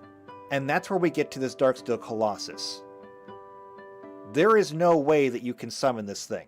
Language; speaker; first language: English; native; English